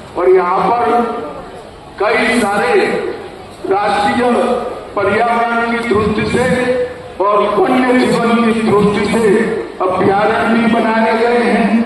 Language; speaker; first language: Hindi; non-native, local second language; Gujarati